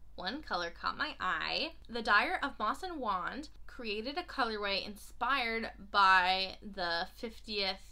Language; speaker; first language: English; native; English